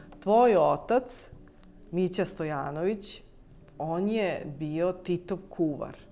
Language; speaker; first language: Bosnian; native; Bosnian